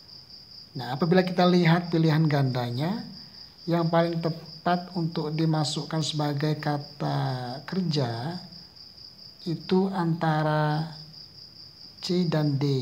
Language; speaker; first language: Indonesian; native; Indonesian